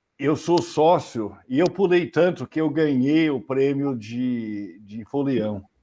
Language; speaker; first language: Portuguese; non-native, fluent; English